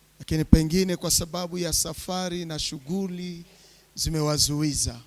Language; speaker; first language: Swahili; native; Swahili